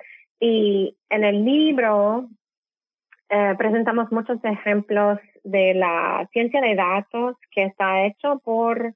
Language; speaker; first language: Spanish; non-native, fluent; English